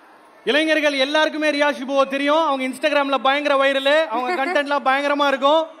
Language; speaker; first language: Tamil; native; Tamil